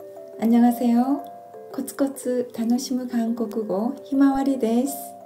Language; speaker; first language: Korean; non-native, fluent; Japanese